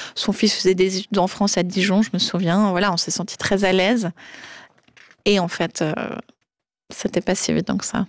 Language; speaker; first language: French; native; French